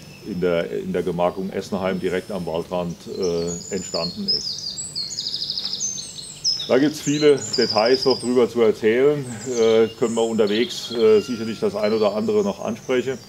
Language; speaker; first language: German; native; German